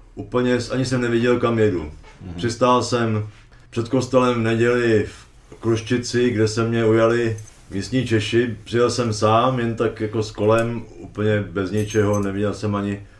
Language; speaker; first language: Czech; native; Czech